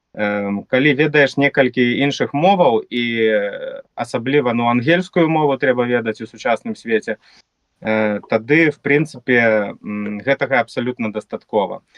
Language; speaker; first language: Belarusian; non-native, local second language; Russian